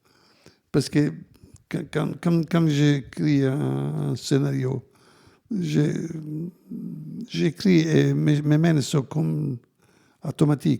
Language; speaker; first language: French; non-native, fluent; Italian